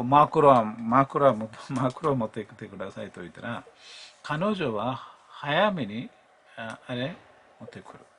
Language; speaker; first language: Japanese; non-native, learner; Malayalam